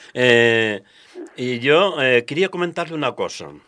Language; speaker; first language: Spanish; non-native, local second language; Galician